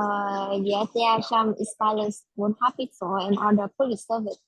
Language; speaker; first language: English; non-native, learner; Vietnamese